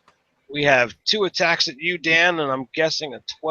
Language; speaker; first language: English; native; English